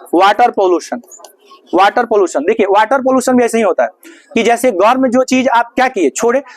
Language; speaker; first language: Hindi; native; Hindi